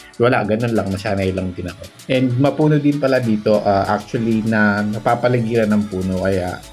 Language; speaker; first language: Filipino; non-native, local second language; Bikol